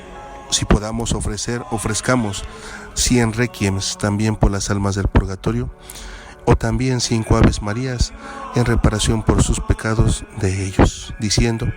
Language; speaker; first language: Spanish; native; Spanish